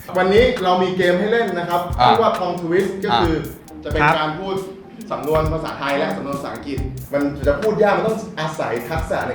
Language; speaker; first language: Thai; native; Thai